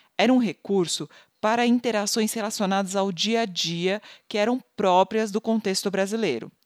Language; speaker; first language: Portuguese; native; Portuguese